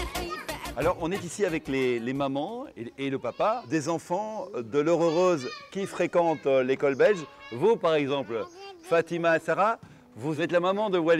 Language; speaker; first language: French; native; French